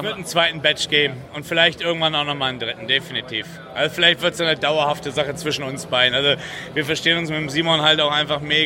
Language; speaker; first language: German; native; German